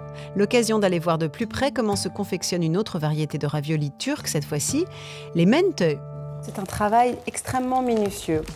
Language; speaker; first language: French; native; French